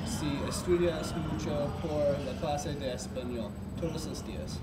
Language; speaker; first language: Spanish; non-native, learner; English